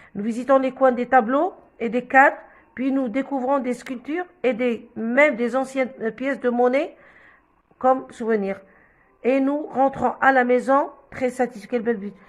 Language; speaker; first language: French; non-native, local second language; Arabic